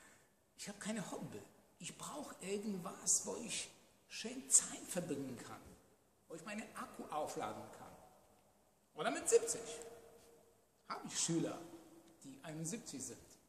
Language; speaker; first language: German; non-native, fluent; Polish